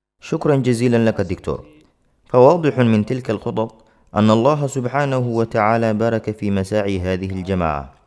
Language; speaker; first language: Arabic; non-native, local second language; Somali